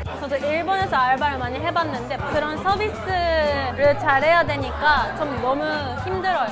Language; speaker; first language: Korean; non-native, fluent; Japanese